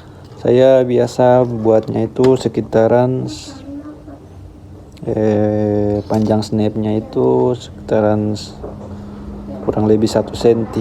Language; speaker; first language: Indonesian; native; Indonesian